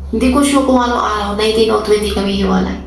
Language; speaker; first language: Filipino; non-native, learner; Chinese